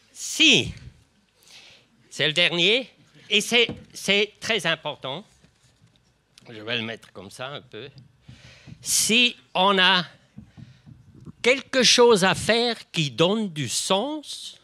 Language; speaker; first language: French; non-native, local second language; German